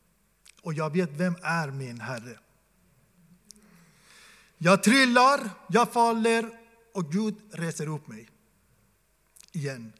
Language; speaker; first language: Swedish; non-native, fluent; Persian